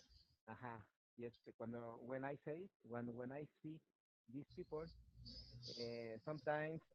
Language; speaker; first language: English; non-native, learner; Spanish